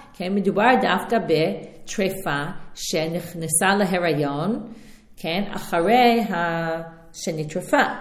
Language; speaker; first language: Hebrew; non-native, fluent; English